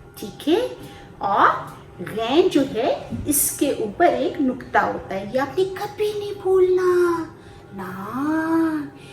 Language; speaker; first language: Urdu; non-native, local second language; Punjabi